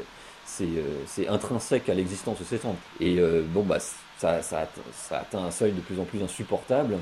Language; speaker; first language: French; native; French